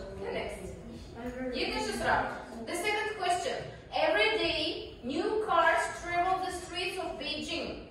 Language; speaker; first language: English; non-native, learner; Kazakh